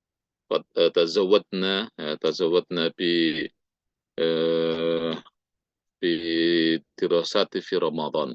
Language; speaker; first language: Arabic; non-native, fluent; Indonesian